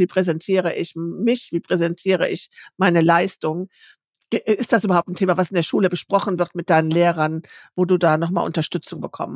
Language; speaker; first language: German; native; German